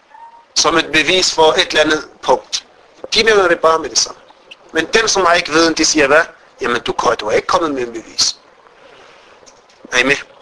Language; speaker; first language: Danish; non-native, fluent; Arabic